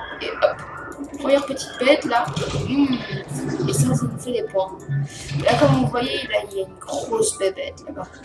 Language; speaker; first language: French; native; French